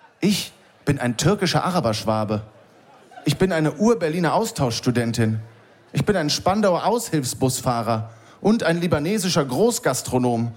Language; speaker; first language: German; native; German